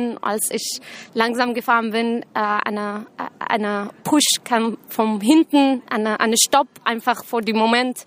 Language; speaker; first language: German; non-native, learner; Arabic